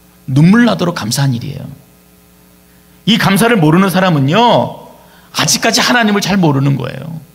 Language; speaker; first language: Korean; native; Korean